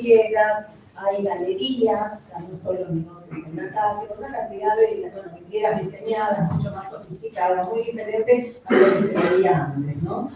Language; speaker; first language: Spanish; native; Spanish